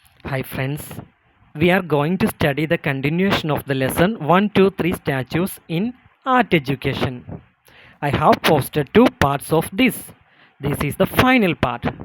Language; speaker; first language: English; non-native, local second language; Malayalam